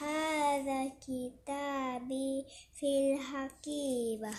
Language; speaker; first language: Arabic; non-native, learner; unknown